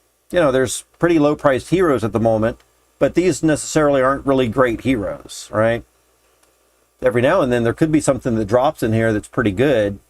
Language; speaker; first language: English; native; English